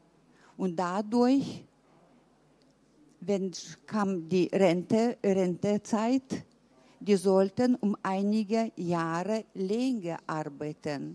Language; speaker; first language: German; early bilingual, heritage; German